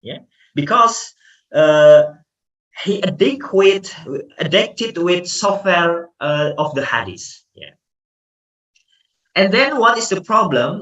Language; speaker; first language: English; non-native, fluent; Indonesian